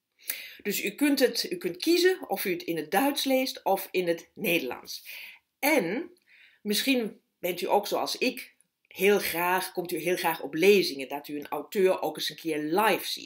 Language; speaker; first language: Dutch; non-native, fluent; German